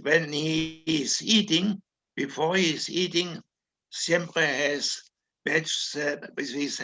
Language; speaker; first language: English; non-native, learner; German